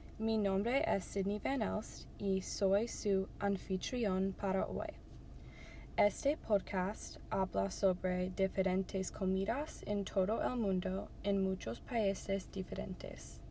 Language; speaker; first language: Spanish; non-native, learner; English